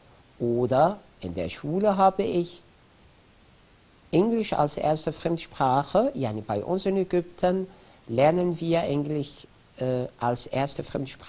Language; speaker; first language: German; non-native, fluent; Arabic